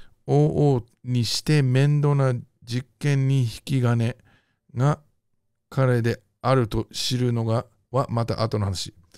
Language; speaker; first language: Japanese; non-native, fluent; English